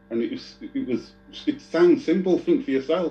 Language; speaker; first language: English; native; English